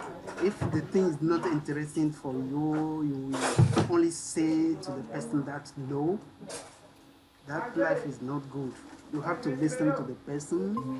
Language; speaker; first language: English; non-native, learner; French